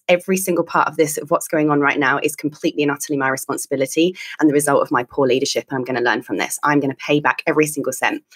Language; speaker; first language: English; native; English